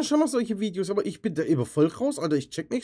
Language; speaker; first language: German; native; German